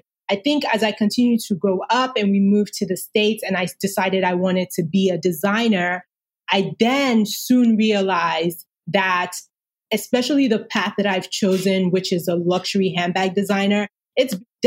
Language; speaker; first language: English; non-native, local second language; Yoruba